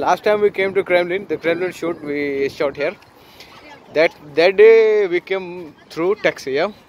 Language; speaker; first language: English; non-native, local second language; Hindi